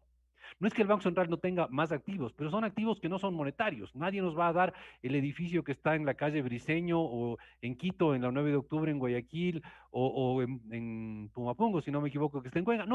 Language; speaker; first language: Spanish; native; Spanish